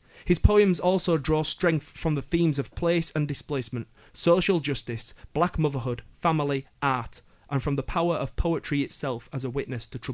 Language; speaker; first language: English; native; English